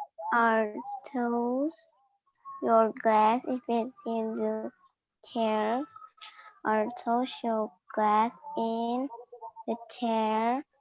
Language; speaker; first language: English; non-native, learner; Indonesian